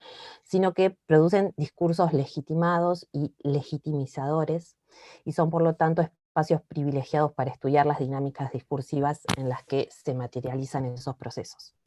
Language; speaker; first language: Spanish; native; Spanish